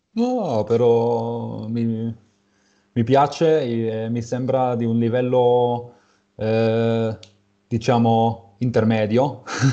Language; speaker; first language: Italian; non-native, fluent; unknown